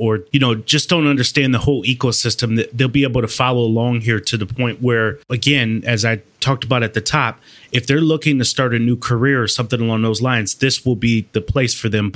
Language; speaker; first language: English; native; English